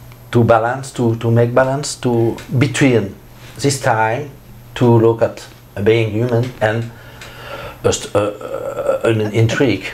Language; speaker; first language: English; non-native, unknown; French